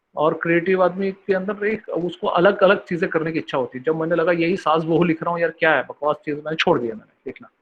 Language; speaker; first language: Hindi; non-native, local second language; Bangla